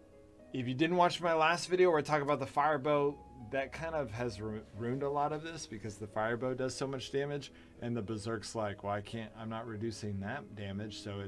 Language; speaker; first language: English; native; English